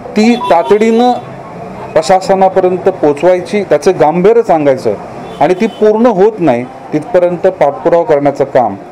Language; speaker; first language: Marathi; native; Marathi